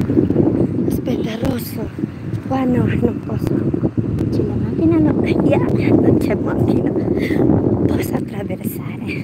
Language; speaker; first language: Italian; non-native, local second language; Filipino